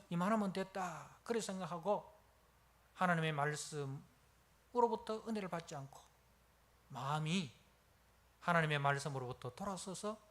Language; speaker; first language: Korean; native; Korean